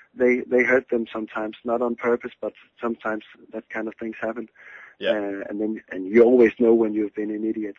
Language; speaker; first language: English; non-native, fluent; Danish